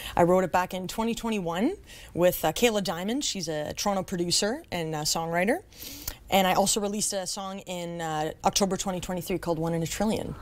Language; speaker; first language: English; native; English